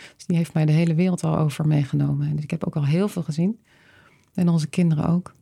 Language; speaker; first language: Dutch; native; Dutch